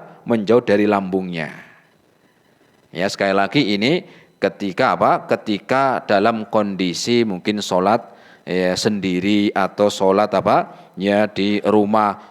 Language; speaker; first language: Indonesian; native; Indonesian